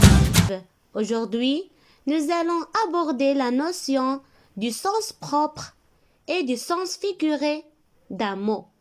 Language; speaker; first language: French; non-native, local second language; Arabic